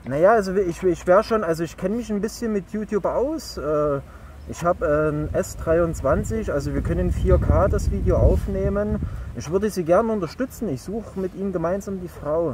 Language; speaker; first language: German; native; German